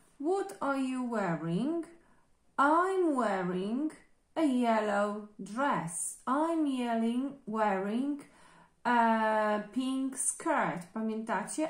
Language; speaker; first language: English; non-native, fluent; Polish